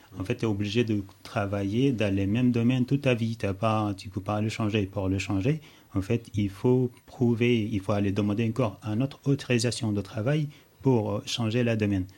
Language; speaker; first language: French; non-native, fluent; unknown